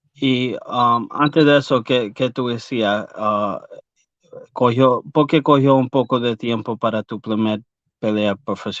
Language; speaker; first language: Spanish; early bilingual, heritage; English